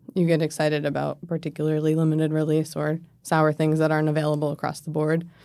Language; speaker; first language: English; native; English